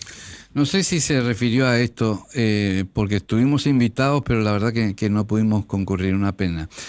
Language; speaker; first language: Spanish; native; Spanish